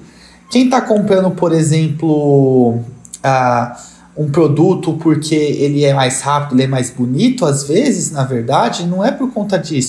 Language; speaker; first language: Portuguese; native; Portuguese